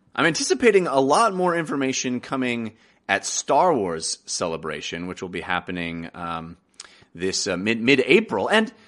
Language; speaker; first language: English; native; English